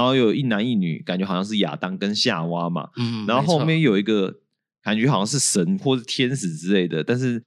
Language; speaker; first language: Chinese; native; Chinese